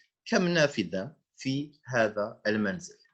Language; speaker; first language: Arabic; non-native, fluent; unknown